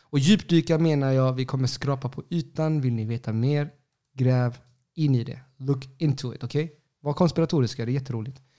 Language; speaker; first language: Swedish; early bilingual, other home language; Spanish